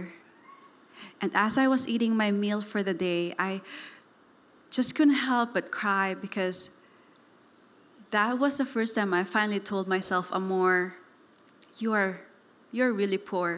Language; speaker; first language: English; non-native, local second language; Cebuano